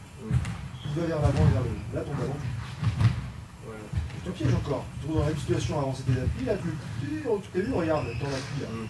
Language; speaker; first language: French; native; French